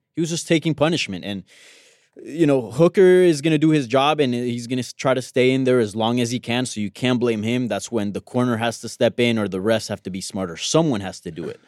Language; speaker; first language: English; early bilingual, other home language; Spanish